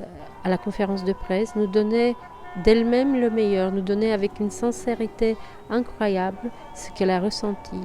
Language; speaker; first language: French; native; French